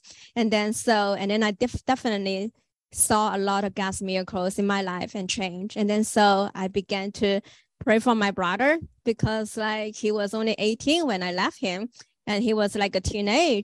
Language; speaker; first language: English; non-native, fluent; Chinese